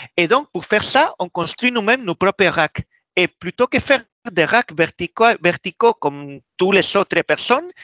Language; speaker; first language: French; non-native, fluent; Spanish